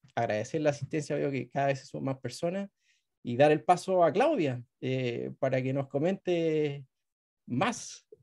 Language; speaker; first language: Spanish; native; Spanish